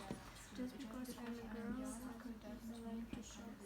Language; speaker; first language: English; non-native, learner; Ukrainian